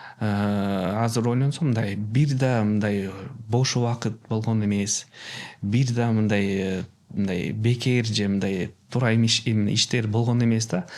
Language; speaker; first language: Kyrgyz; non-native, local second language; Russian